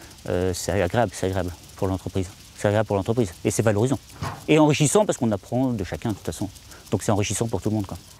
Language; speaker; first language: French; native; French